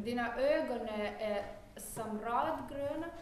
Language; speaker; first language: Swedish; non-native, fluent; Russian